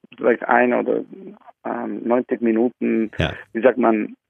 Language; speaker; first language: German; non-native, learner; Albanian